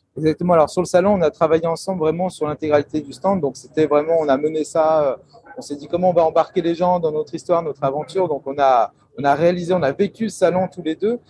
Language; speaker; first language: French; native; French